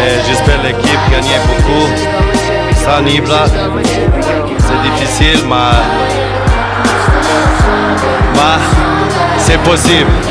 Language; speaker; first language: French; non-native, learner; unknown